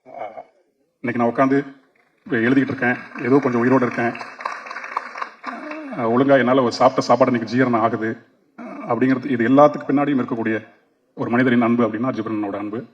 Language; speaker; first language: Tamil; native; Tamil